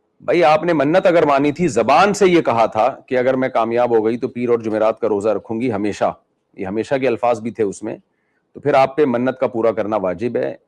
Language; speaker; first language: Urdu; native; Urdu